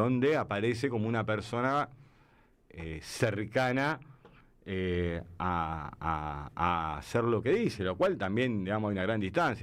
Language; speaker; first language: Spanish; native; Spanish